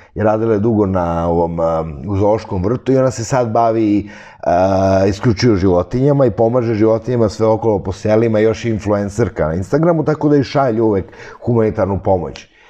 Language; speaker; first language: Serbian; early bilingual, heritage; Serbian